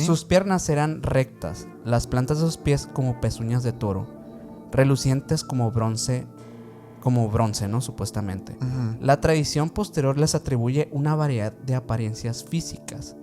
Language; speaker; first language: Spanish; native; Spanish